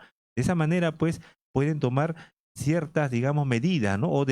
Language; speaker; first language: Spanish; native; Spanish